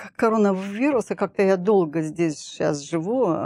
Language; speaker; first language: Russian; native; Russian